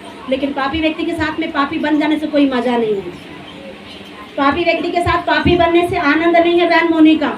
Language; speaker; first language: Hindi; native; Hindi